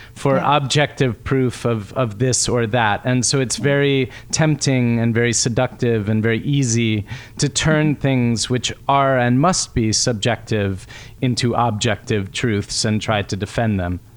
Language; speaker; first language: English; native; English